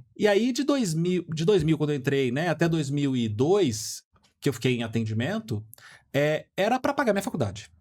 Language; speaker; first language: Portuguese; native; Portuguese